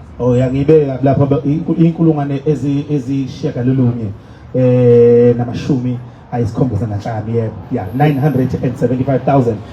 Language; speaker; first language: Zulu; native; Zulu